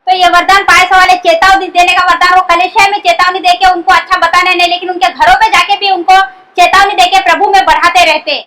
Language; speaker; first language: Hindi; non-native, local second language; Marathi